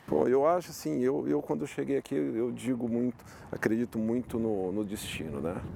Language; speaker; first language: Portuguese; native; Portuguese